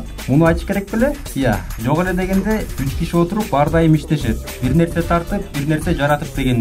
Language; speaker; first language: Kyrgyz; native; Kyrgyz